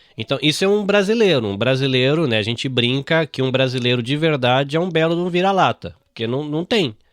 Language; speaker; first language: Portuguese; native; Portuguese